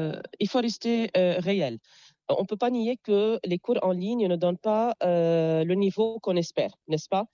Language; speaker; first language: French; non-native, local second language; Arabic